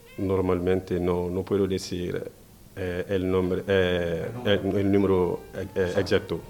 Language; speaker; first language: Spanish; non-native, learner; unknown